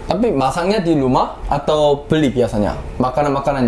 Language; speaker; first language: Indonesian; non-native, fluent; Korean